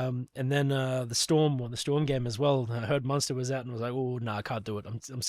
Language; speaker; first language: English; native; English